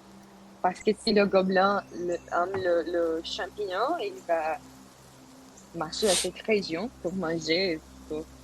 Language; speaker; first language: French; non-native, learner; Spanish